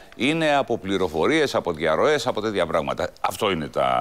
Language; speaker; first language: Greek; native; Greek